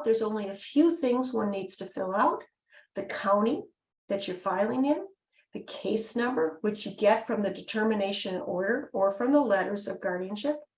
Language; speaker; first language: English; native; English